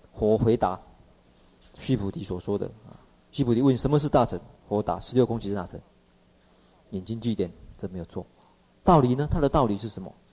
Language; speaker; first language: Chinese; native; Chinese